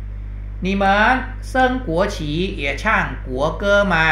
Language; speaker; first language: Chinese; non-native, fluent; Thai